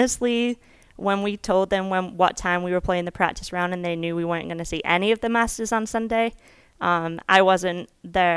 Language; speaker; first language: English; native; English